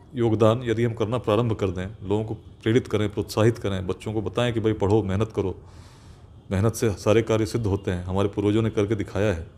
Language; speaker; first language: Hindi; native; Hindi